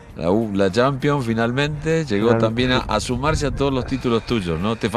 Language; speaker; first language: Spanish; native; Spanish